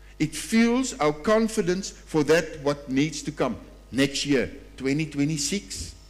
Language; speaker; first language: English; non-native, local second language; Afrikaans